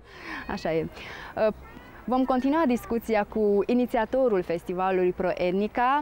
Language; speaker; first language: Romanian; native; Romanian